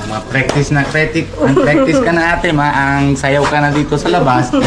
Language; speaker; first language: Filipino; non-native, learner; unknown